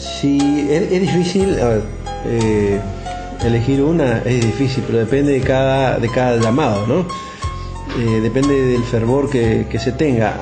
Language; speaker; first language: Spanish; native; Spanish